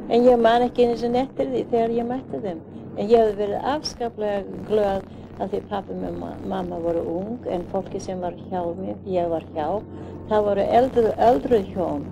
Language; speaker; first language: Icelandic; early bilingual, heritage; Icelandic